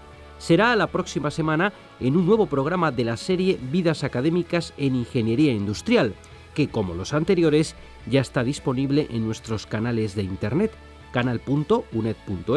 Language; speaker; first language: Spanish; native; Spanish